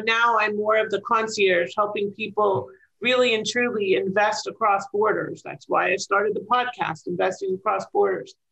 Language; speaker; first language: English; native; English